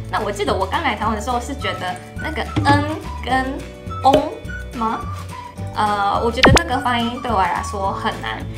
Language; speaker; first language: Chinese; non-native, fluent; Japanese